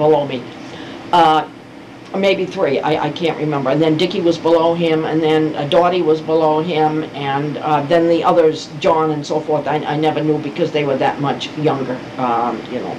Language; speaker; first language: English; native; English